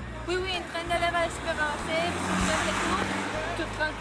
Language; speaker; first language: French; non-native, learner; Spanish